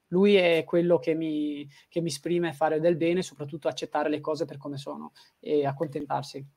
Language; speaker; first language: Italian; early bilingual, other home language; Tigrinya